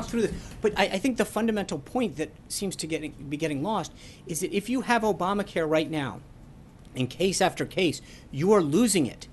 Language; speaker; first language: English; native; English